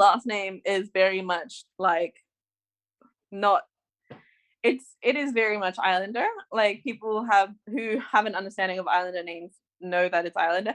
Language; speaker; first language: English; non-native, local second language; Tongan